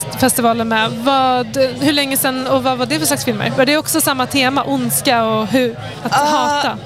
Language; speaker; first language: Swedish; native; Swedish